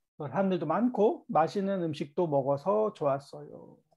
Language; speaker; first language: Korean; native; Korean